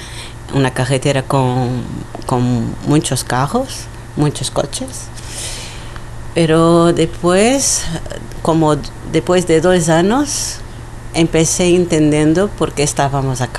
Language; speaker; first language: Spanish; non-native, learner; Portuguese